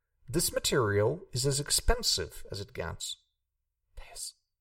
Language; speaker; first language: English; non-native, fluent; Hungarian